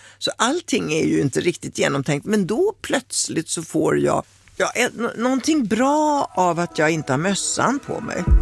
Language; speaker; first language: Swedish; early bilingual, other home language; Italian